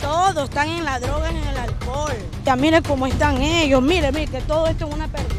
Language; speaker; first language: Spanish; native; Spanish